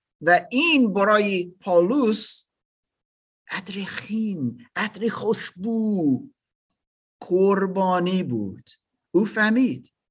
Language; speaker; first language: Persian; non-native, learner; English